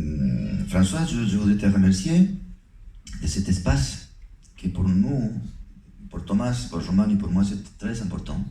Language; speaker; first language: French; non-native, fluent; Spanish